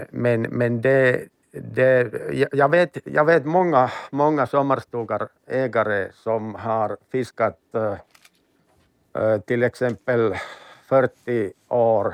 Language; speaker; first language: Swedish; non-native, learner; Finnish